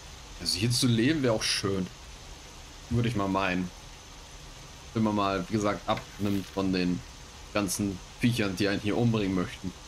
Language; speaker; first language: German; native; German